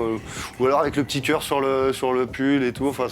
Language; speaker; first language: French; native; French